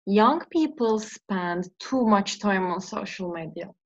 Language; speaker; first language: English; non-native, fluent; Turkish